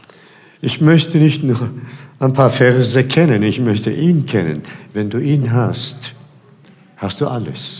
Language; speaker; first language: German; non-native, fluent; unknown